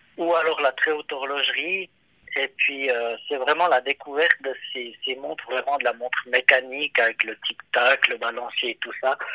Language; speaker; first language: French; native; French